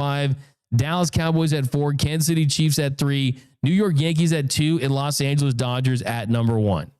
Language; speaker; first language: English; native; English